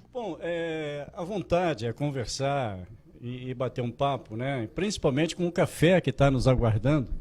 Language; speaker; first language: Portuguese; native; Portuguese